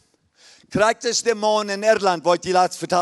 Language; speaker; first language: German; early bilingual, heritage; Plautdietsch